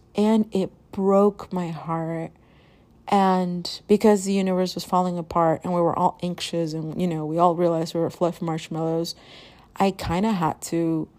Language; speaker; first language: English; early bilingual, other home language; Spanish